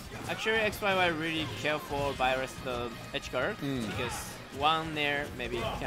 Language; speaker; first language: English; non-native, learner; Chinese